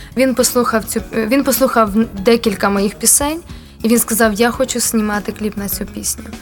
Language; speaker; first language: Ukrainian; non-native, local second language; Russian